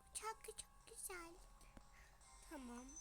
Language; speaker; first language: Turkish; early bilingual, other home language; Arabic